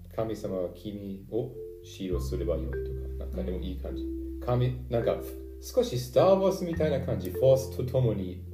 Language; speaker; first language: Japanese; non-native, fluent; German